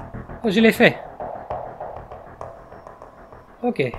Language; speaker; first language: French; non-native, fluent; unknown